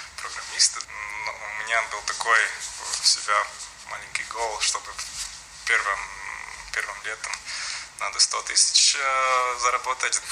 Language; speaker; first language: Russian; non-native, local second language; Latvian